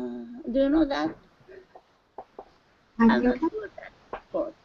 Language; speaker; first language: English; non-native, learner; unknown